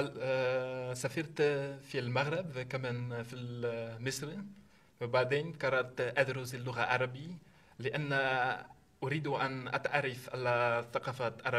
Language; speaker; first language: Arabic; non-native, learner; Dutch